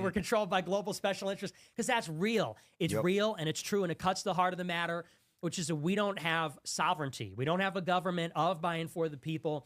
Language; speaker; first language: English; native; English